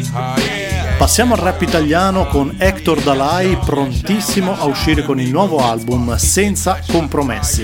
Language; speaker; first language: Italian; native; Italian